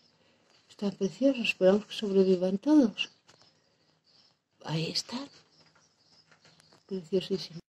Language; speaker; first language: Spanish; native; Spanish